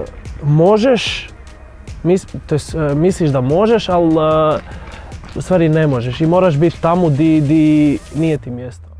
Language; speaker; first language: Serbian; non-native, fluent; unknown